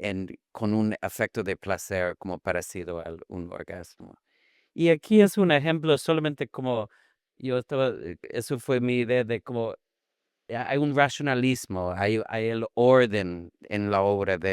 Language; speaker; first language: Spanish; non-native, fluent; English